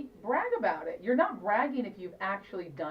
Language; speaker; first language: English; native; English